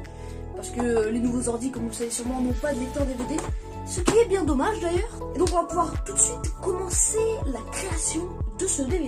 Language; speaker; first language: French; native; French